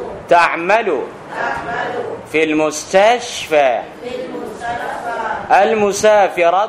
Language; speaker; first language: Arabic; non-native, fluent; Thai